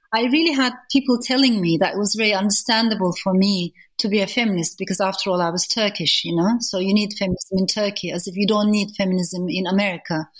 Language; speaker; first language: English; non-native, fluent; Turkish